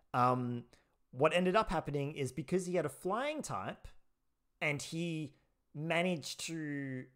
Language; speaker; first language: English; native; English